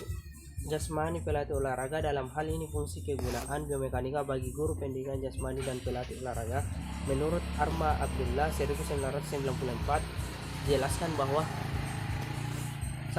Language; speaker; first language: Indonesian; native; Indonesian